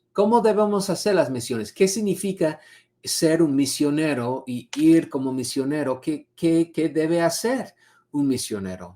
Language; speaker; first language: Spanish; non-native, fluent; English